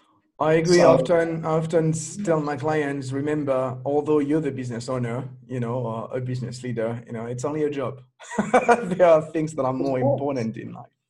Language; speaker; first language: English; non-native, fluent; French